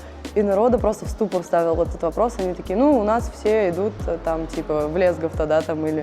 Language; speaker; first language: Russian; native; Russian